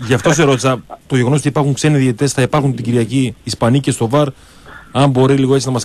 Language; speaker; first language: Greek; native; Greek